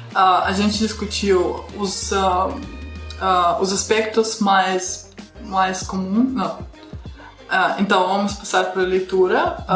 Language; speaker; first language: Portuguese; non-native, fluent; Russian